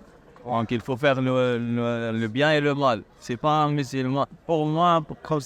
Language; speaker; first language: French; non-native, local second language; Arabic